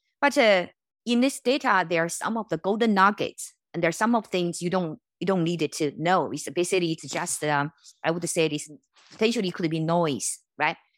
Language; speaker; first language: English; non-native, fluent; Chinese